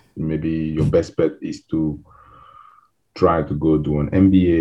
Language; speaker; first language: English; non-native, local second language; French